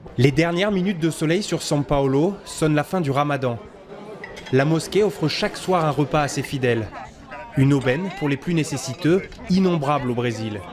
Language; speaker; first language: French; native; French